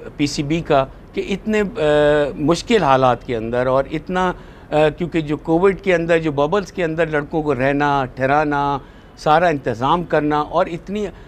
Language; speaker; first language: Urdu; native; Urdu